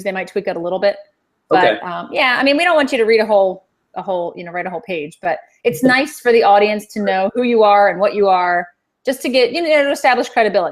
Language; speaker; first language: English; native; English